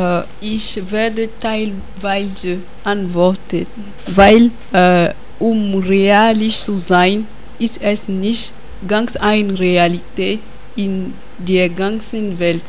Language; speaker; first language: German; non-native, learner; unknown